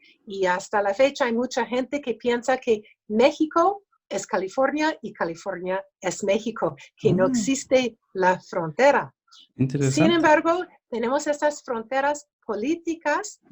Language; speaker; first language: Spanish; early bilingual, other home language; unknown